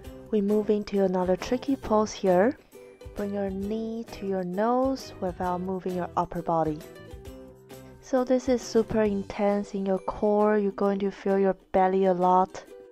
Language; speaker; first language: English; non-native, fluent; Chinese